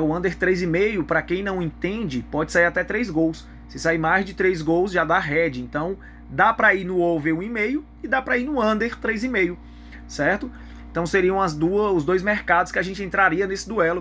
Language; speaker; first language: Portuguese; native; Portuguese